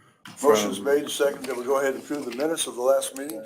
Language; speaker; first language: English; native; English